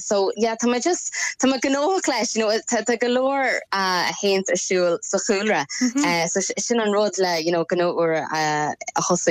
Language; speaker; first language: Irish; non-native, local second language; English